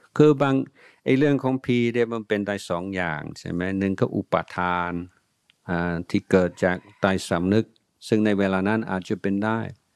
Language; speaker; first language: Thai; non-native, fluent; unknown